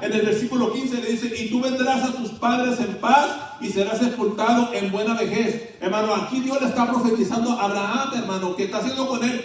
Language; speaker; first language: Spanish; native; Spanish